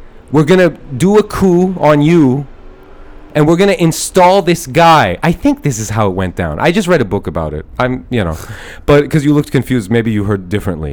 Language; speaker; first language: English; early bilingual, other home language; Persian